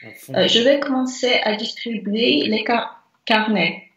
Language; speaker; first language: French; non-native, learner; Russian